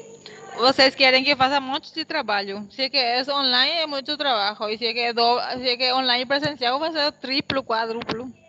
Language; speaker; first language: Portuguese; non-native, fluent; Spanish